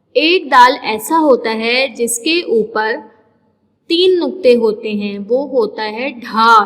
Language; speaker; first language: Urdu; non-native, local second language; Sindhi